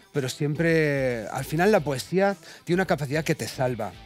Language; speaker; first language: Spanish; native; Spanish